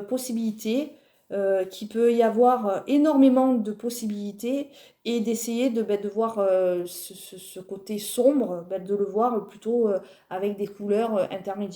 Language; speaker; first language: French; native; French